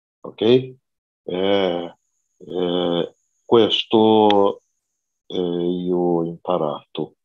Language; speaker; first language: Italian; non-native, learner; Portuguese